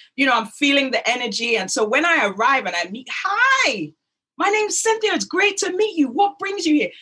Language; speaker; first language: English; native; English